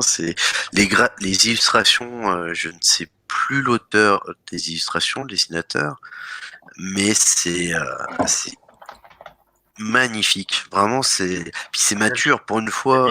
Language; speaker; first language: French; native; French